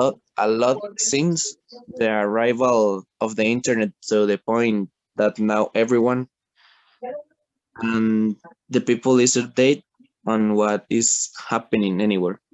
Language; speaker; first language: English; non-native, learner; Spanish